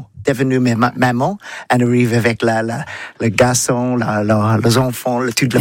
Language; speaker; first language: French; non-native, learner; English